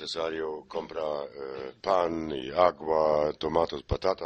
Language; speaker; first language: Spanish; non-native, learner; German